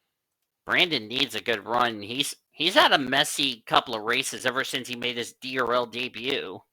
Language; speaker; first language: English; native; English